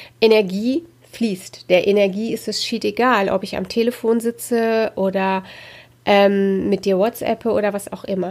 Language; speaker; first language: German; native; German